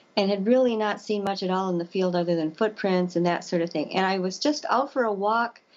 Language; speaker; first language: English; native; English